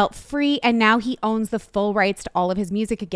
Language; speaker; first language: English; native; English